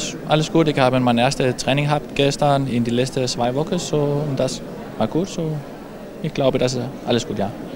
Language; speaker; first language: German; non-native, learner; Danish